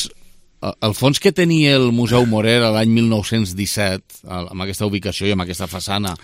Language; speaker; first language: Catalan; native; Catalan